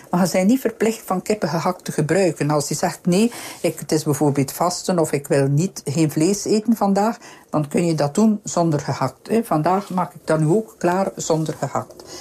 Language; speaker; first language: Dutch; native; Dutch